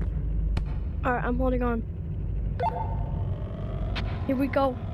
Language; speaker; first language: English; native; English